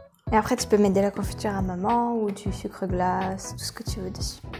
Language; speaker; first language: French; native; French